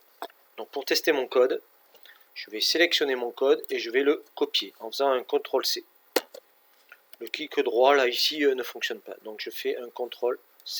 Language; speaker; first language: French; native; French